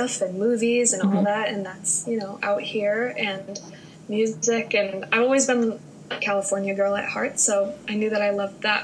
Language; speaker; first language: English; native; English